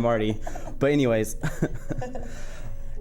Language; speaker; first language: English; native; English